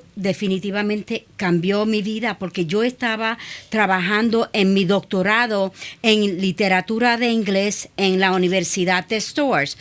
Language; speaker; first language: Spanish; early bilingual, other home language; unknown